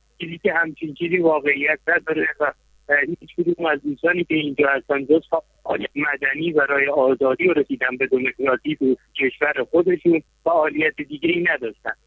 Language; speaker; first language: Persian; non-native, local second language; Kurdish